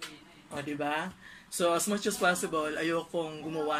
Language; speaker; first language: Filipino; non-native, local second language; Cebuano